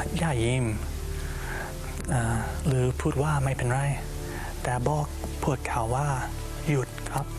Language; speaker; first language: Thai; non-native, learner; English